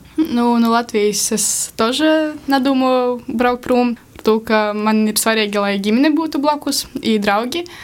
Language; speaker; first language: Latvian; native; Latvian